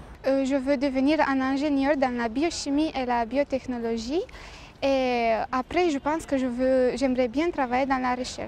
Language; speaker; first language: French; non-native, fluent; Romanian